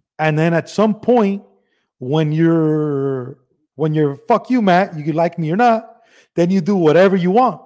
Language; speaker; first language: English; early bilingual, other home language; Spanish